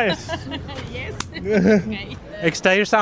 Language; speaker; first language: Dutch; non-native, learner; Arabic